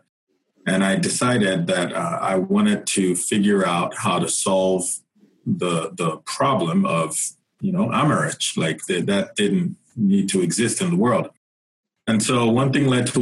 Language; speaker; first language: English; non-native, local second language; Yoruba